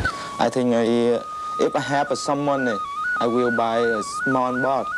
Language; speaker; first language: English; non-native, learner; Vietnamese